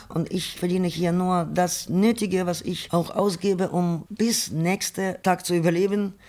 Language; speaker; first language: German; non-native, fluent; Ukrainian